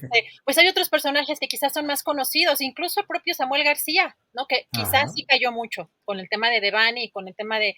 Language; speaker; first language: Spanish; native; Spanish